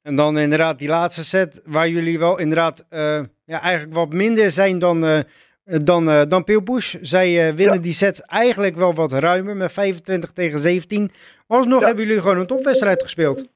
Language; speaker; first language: Dutch; native; Dutch